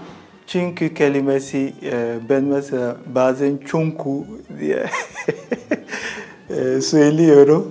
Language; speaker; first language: Turkish; non-native, fluent; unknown